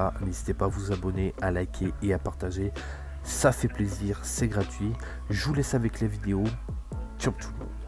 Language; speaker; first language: French; native; French